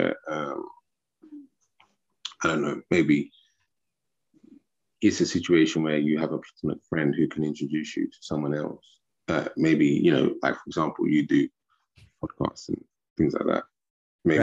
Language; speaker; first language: English; native; English